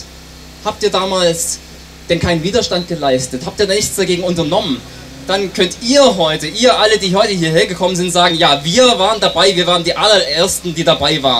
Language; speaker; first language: German; native; German